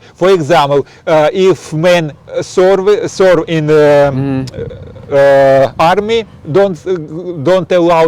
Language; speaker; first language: English; non-native, learner; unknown